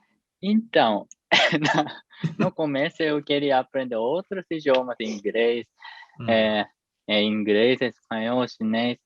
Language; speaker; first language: Portuguese; non-native, fluent; Japanese